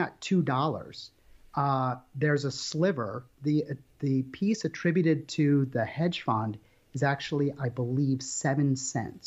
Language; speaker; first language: English; native; English